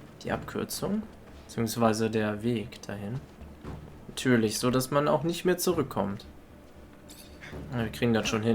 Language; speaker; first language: German; native; German